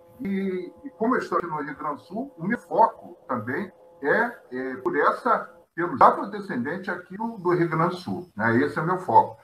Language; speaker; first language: Portuguese; native; Portuguese